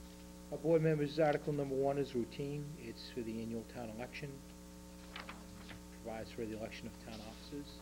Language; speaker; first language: English; native; English